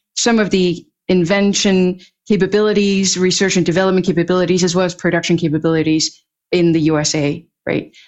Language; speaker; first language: English; non-native, local second language; Cantonese